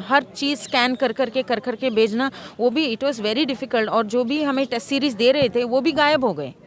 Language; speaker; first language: Hindi; non-native, local second language; Kannada